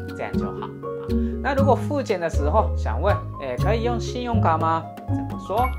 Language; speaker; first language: Chinese; non-native, fluent; Japanese